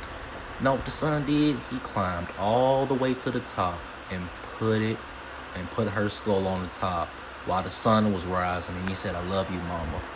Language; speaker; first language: English; native; English